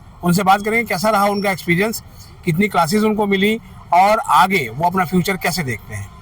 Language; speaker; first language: Hindi; native; Hindi